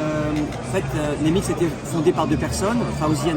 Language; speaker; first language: French; native; French